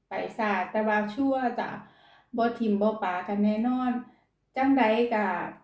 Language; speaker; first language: Thai; native; Thai